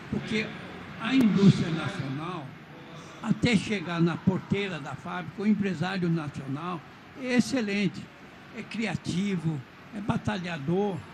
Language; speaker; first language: Portuguese; non-native, fluent; Chinese